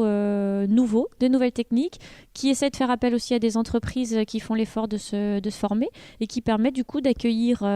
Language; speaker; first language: French; native; French